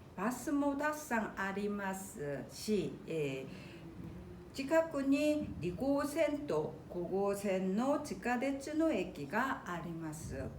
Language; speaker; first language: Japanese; non-native, fluent; Korean